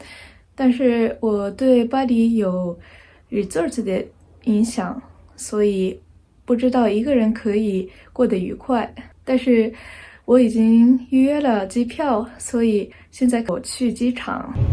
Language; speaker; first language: Chinese; non-native, learner; Japanese